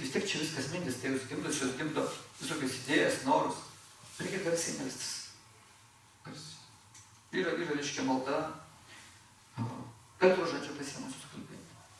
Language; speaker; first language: Lithuanian; native; Lithuanian